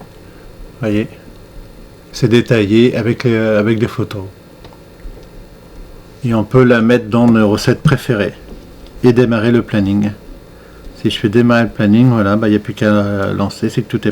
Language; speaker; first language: French; native; French